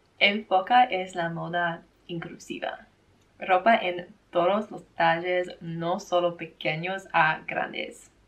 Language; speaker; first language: Spanish; non-native, learner; English